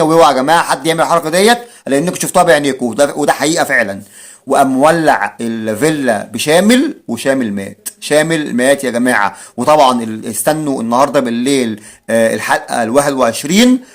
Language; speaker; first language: Arabic; native; Arabic